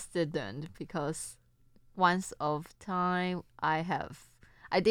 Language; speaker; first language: English; non-native, learner; Chinese